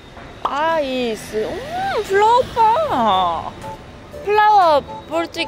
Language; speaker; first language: Portuguese; non-native, learner; Korean